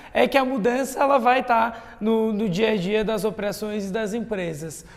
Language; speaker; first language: Portuguese; native; Portuguese